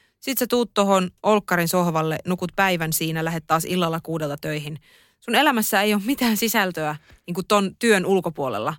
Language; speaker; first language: Finnish; native; Finnish